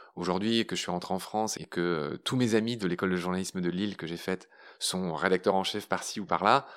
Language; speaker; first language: French; native; French